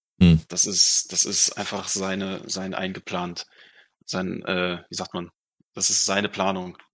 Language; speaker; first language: German; non-native, fluent; Russian